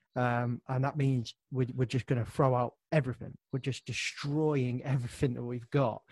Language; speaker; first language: English; native; English